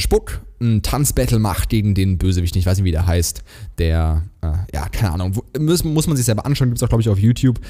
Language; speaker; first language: German; native; German